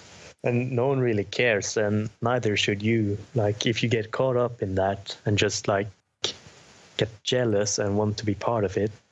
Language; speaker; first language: English; non-native, fluent; Norwegian